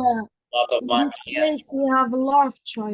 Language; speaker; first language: English; non-native, learner; Arabic